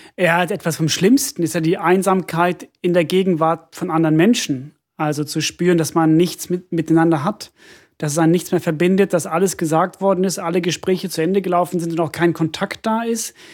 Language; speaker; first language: German; non-native, fluent; Finnish